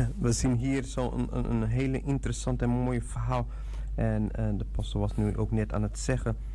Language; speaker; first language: Dutch; non-native, fluent; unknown